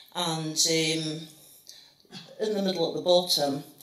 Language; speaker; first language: English; native; English